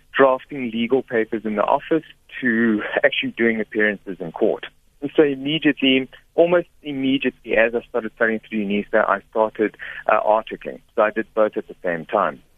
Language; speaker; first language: English; native; English